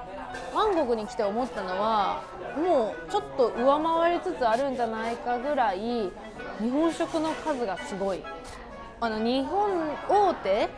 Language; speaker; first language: Japanese; native; Japanese